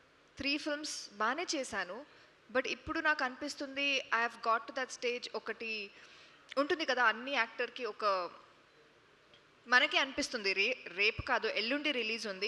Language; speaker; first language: Telugu; non-native, learner; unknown